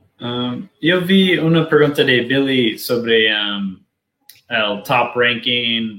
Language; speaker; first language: Spanish; non-native, learner; Portuguese